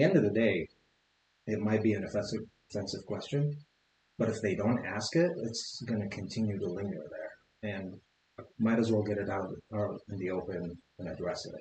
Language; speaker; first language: English; non-native, fluent; Arabic